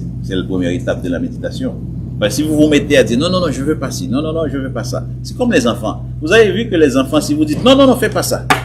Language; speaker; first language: French; native; French